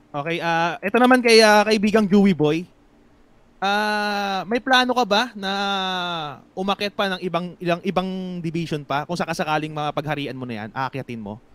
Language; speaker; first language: Filipino; native; Filipino